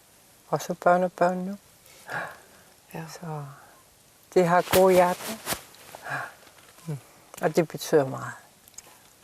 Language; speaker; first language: Danish; non-native, local second language; Kalaallisut